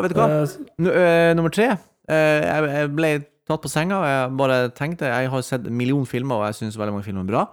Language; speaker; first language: Norwegian; native; Norwegian